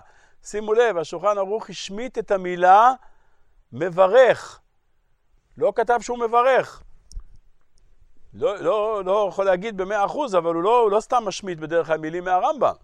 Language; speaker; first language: Hebrew; native; Hebrew